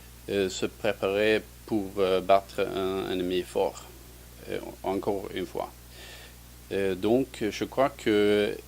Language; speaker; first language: French; non-native, fluent; Swedish